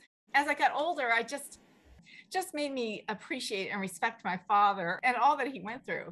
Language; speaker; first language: English; native; English